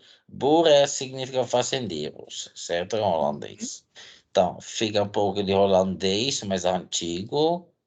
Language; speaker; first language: Portuguese; non-native, fluent; Dutch